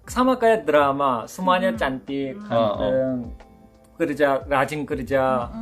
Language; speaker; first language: Indonesian; non-native, fluent; Korean